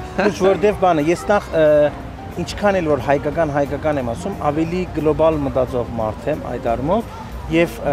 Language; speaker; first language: Armenian; early bilingual, heritage; Armenian